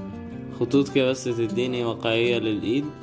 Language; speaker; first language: Arabic; native; Arabic